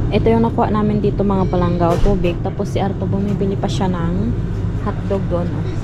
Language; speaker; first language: Filipino; non-native, local second language; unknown